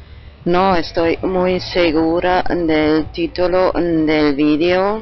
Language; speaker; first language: Spanish; non-native, fluent; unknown